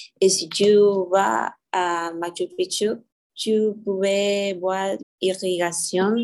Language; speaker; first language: French; non-native, learner; Spanish